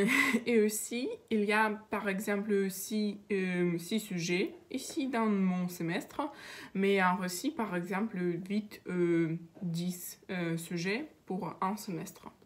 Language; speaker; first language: French; non-native, learner; Russian